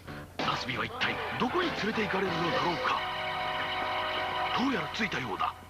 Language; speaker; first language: Japanese; native; Japanese